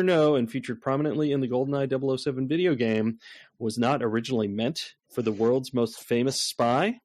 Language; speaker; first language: English; native; English